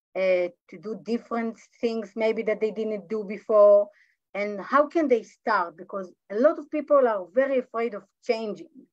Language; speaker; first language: English; non-native, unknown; Hebrew